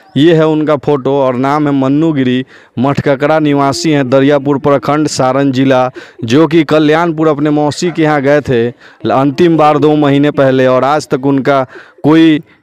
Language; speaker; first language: Hindi; native; Hindi